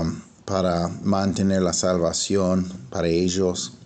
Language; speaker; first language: Spanish; non-native, fluent; English